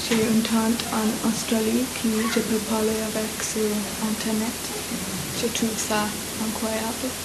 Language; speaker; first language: French; non-native, learner; English